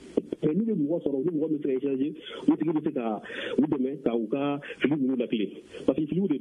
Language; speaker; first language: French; non-native, local second language; Bambara